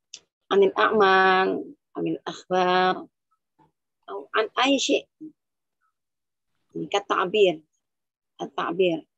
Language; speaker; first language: Arabic; non-native, fluent; Indonesian